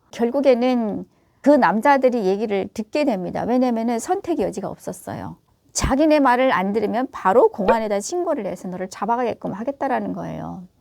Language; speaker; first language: Korean; native; Korean